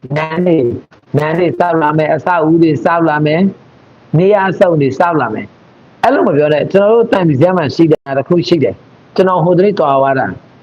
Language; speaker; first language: Burmese; non-native, local second language; Mon